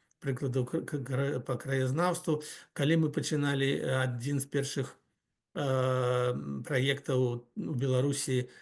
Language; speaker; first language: Belarusian; non-native, local second language; Russian